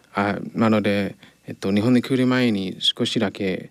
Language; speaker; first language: Japanese; non-native, fluent; English